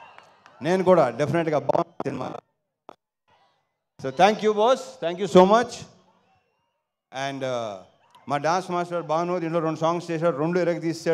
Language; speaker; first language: Telugu; native; Telugu